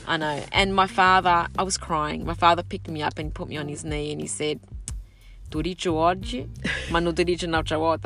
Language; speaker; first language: English; early bilingual, other home language; Sicilian